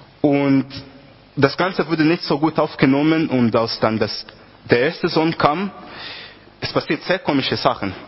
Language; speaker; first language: German; non-native, fluent; Portuguese